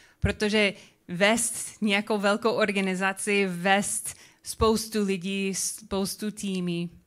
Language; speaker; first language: Czech; non-native, learner; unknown